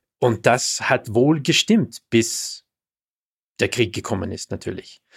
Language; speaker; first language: German; non-native, fluent; English